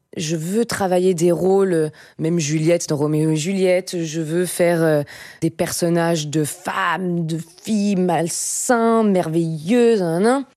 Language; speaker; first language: French; native; French